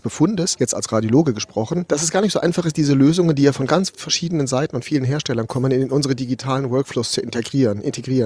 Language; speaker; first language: German; native; German